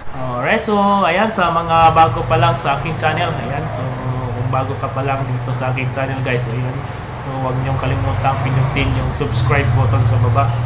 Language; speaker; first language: Filipino; native; Filipino